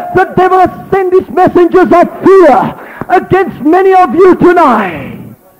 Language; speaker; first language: English; non-native, local second language; Afrikaans